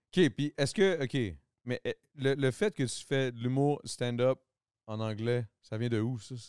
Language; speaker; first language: French; native; French